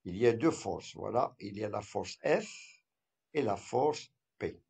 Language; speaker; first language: French; non-native, local second language; Arabic